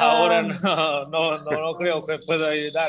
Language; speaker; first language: Spanish; non-native, learner; Portuguese